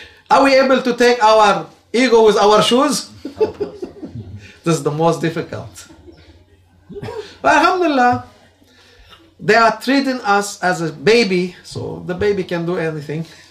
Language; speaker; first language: English; non-native, fluent; Turkish